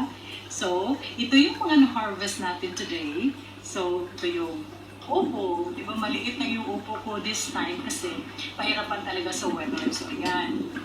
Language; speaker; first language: Filipino; native; Filipino